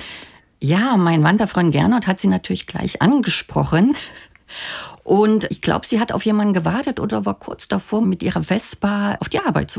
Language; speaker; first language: German; native; German